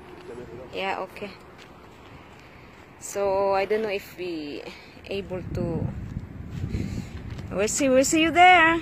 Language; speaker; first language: English; non-native, local second language; Cebuano